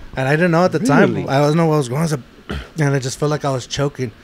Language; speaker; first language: English; native; English